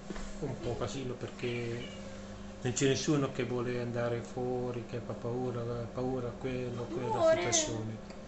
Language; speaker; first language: Italian; non-native, learner; Filipino